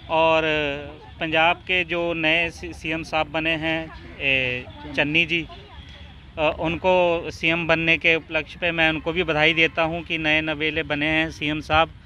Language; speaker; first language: Hindi; non-native, local second language; Punjabi